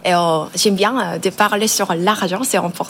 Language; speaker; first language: French; non-native, learner; Korean